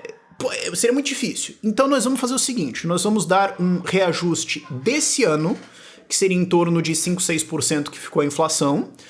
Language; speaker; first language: Portuguese; native; Portuguese